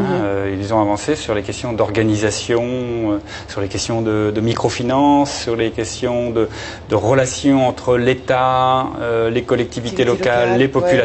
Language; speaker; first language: French; native; French